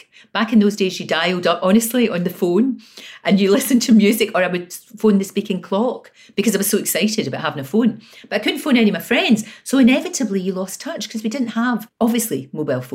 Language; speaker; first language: English; native; English